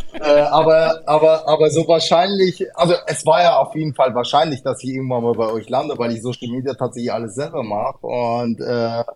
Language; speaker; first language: German; early bilingual, other home language; Arabic